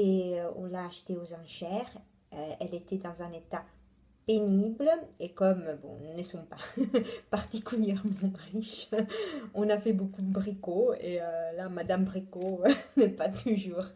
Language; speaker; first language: French; non-native, fluent; Italian